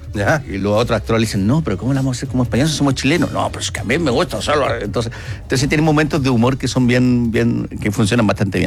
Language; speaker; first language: Spanish; native; Spanish